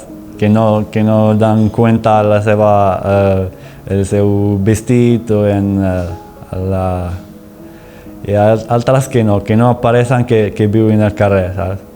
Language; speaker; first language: Catalan; non-native, learner; Arabic